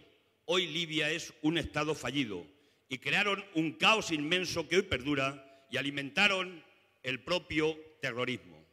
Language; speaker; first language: Spanish; native; Spanish